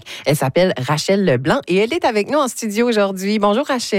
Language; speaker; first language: French; native; French